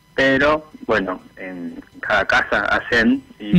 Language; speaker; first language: Spanish; non-native, fluent; Japanese